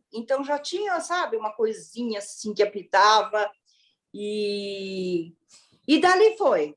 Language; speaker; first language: Portuguese; early bilingual, other home language; Italian